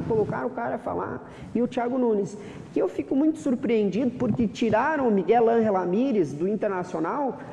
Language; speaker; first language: Portuguese; native; Portuguese